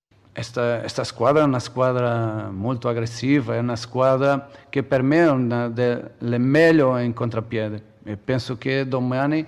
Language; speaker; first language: Italian; non-native, learner; Portuguese